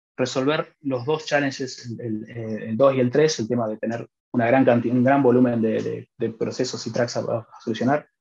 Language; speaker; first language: Spanish; native; Spanish